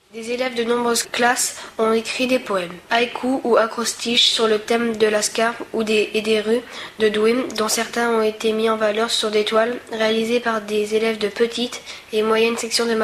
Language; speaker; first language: French; native; French